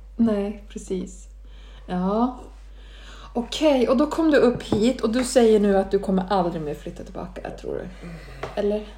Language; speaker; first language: Swedish; native; Swedish